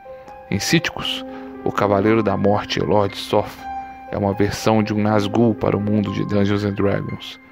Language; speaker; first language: Portuguese; native; Portuguese